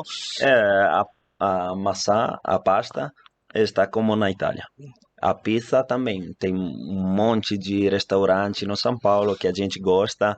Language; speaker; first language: Portuguese; non-native, fluent; Italian